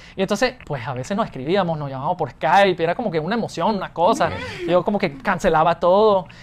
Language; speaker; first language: Spanish; non-native, fluent; English